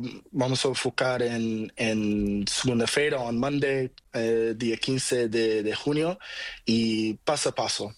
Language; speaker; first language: Spanish; non-native, learner; Portuguese